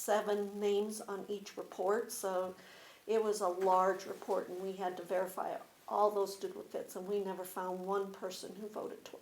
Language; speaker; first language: English; native; English